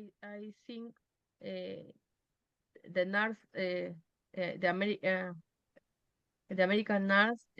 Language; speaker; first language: English; non-native, learner; Spanish